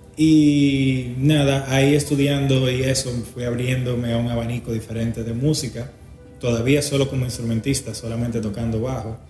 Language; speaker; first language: Spanish; native; Spanish